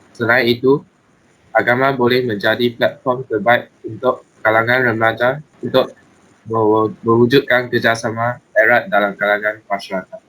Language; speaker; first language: Malay; native; Malay